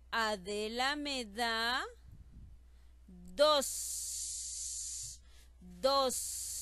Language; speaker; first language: Spanish; native; Spanish